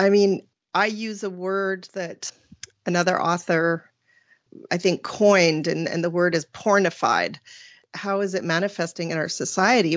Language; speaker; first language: English; native; English